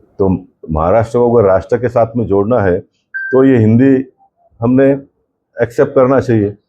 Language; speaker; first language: Hindi; non-native, local second language; Kannada